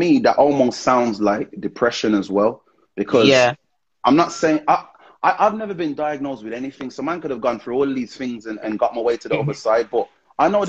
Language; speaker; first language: English; native; English